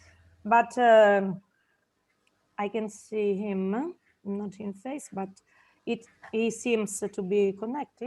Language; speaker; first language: English; non-native, fluent; Italian